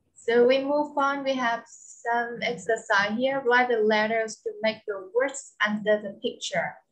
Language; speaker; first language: English; non-native, fluent; Vietnamese